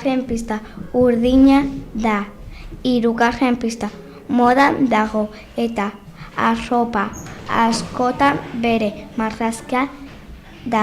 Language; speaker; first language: Basque; early bilingual, other home language; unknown